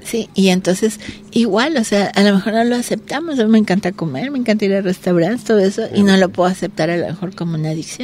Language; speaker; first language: Spanish; native; Spanish